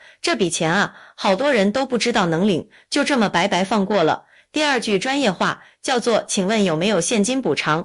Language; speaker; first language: Chinese; native; Chinese